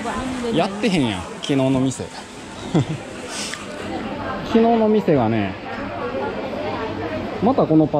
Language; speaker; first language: Japanese; native; Japanese